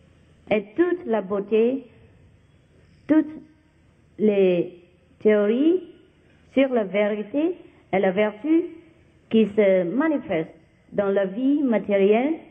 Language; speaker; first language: French; non-native, learner; Vietnamese